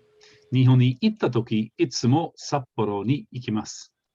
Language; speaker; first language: Japanese; non-native, fluent; English